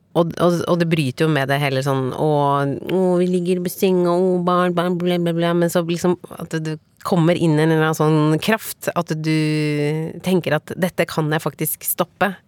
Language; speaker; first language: Norwegian; native; Norwegian